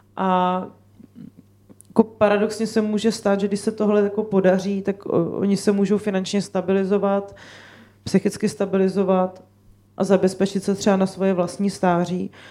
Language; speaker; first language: Czech; native; Czech